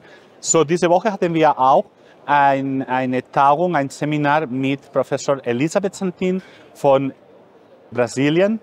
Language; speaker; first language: German; non-native, fluent; Spanish